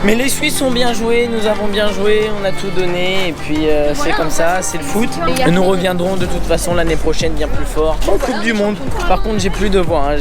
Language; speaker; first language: French; native; French